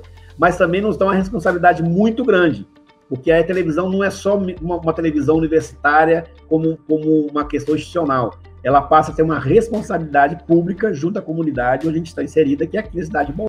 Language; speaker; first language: Portuguese; native; Portuguese